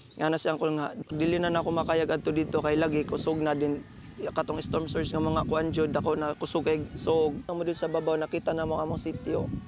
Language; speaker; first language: English; non-native, local second language; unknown